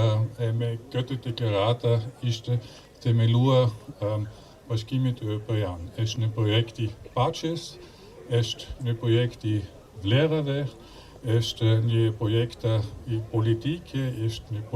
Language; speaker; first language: Albanian; non-native, learner; German